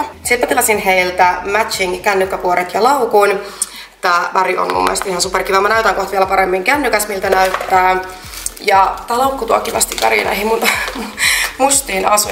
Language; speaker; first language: Finnish; native; Finnish